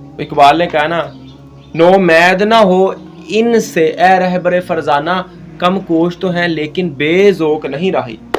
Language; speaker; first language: Urdu; non-native, local second language; Punjabi